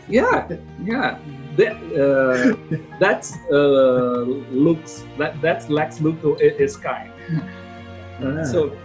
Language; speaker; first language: English; non-native, learner; Portuguese